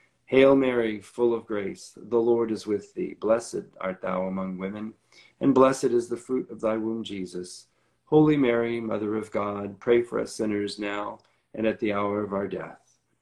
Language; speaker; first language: English; native; English